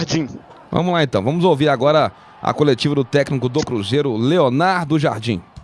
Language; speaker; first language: Portuguese; native; Portuguese